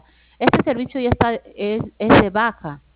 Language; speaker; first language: Spanish; native; Spanish